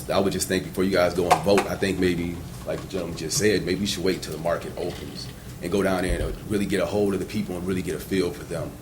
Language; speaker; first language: English; native; English